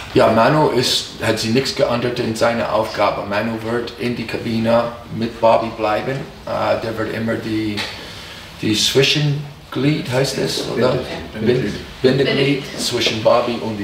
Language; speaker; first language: German; non-native, fluent; English